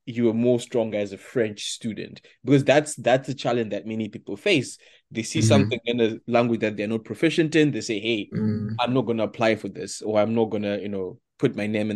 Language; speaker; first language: English; non-native, local second language; Shona